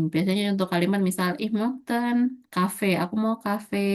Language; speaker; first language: Indonesian; native; Indonesian